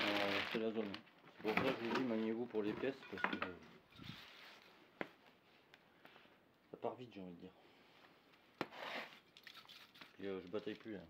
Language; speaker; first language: French; native; French